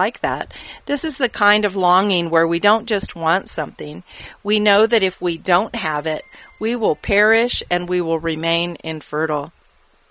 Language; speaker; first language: English; native; English